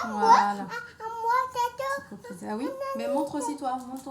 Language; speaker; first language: French; native; French